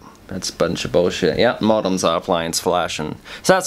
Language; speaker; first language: English; native; English